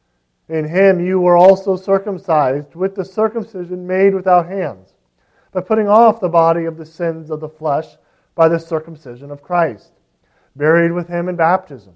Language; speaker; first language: English; native; English